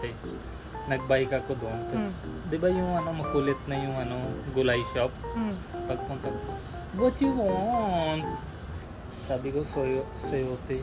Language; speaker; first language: Filipino; non-native, learner; Punjabi